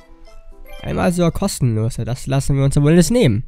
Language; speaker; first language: German; native; German